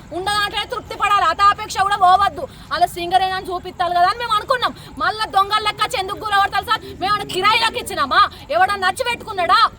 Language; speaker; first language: Telugu; native; Telugu